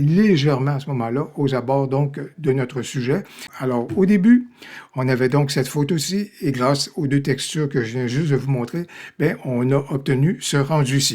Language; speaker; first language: French; native; French